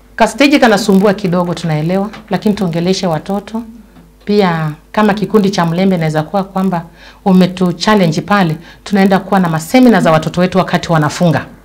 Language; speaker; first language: Swahili; non-native, local second language; Luyia